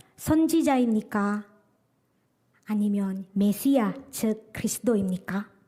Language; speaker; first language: Korean; non-native, fluent; Indonesian